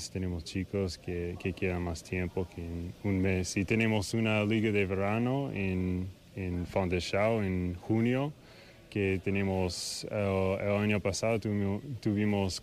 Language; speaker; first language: Spanish; non-native, fluent; English